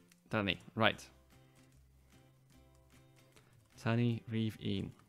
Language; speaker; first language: Welsh; native; Welsh